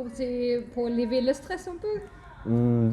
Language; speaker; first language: French; non-native, fluent; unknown